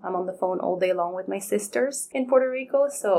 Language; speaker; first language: English; non-native, fluent; Spanish